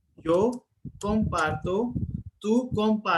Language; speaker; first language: Spanish; non-native, fluent; Hindi